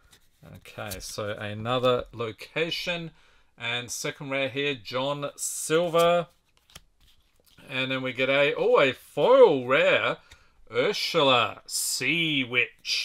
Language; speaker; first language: English; native; English